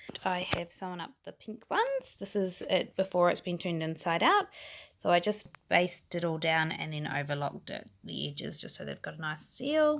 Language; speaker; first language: English; native; English